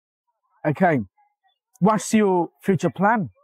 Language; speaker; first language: English; non-native, local second language; Bangla